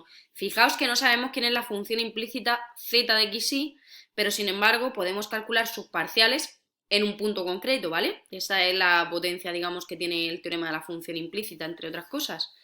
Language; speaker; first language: Spanish; native; Spanish